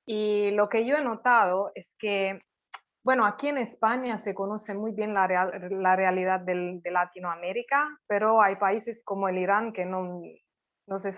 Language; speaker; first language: Spanish; non-native, fluent; Italian